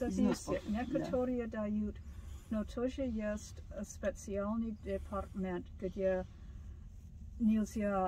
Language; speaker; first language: Russian; non-native, learner; English